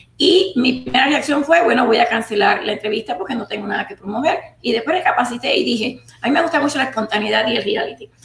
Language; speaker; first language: Spanish; native; Spanish